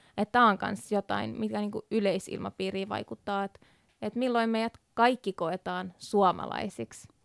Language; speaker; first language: Finnish; early bilingual, other home language; Persian